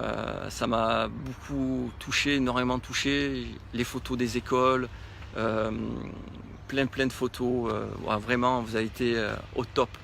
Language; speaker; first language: French; native; French